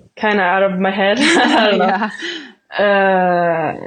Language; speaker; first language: English; non-native, fluent; Swedish